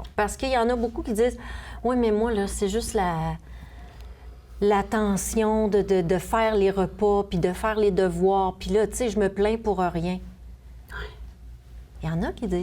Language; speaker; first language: French; native; French